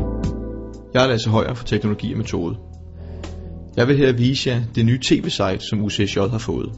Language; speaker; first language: Danish; native; Danish